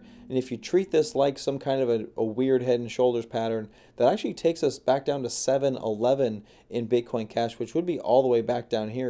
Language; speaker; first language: English; native; English